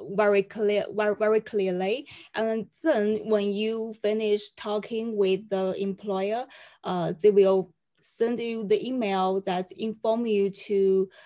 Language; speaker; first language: English; non-native, fluent; Chinese